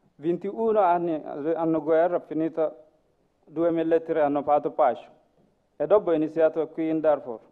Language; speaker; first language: Italian; non-native, learner; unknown